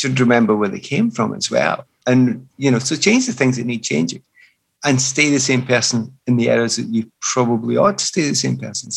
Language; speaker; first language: English; native; English